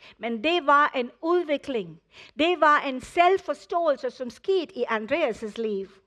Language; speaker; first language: Danish; non-native, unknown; English